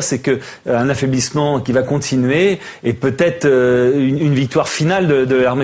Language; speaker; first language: French; native; French